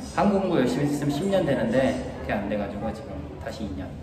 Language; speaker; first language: Korean; native; Korean